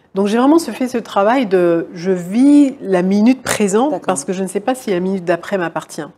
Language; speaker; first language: French; native; French